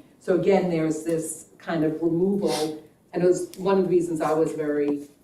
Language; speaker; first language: English; native; English